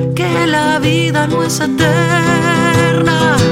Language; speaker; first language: Spanish; native; Spanish